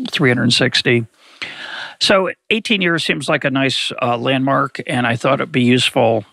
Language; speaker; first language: English; native; English